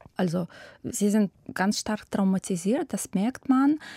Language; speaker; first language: German; non-native, fluent; Ukrainian